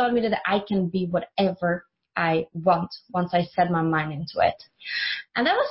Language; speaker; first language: English; non-native, fluent; Czech